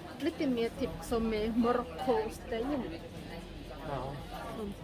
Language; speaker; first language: Swedish; non-native, learner; Thai